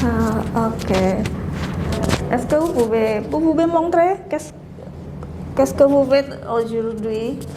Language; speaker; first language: French; non-native, learner; Indonesian